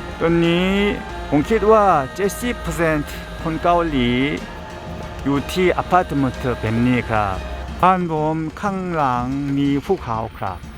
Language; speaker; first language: Thai; non-native, learner; Korean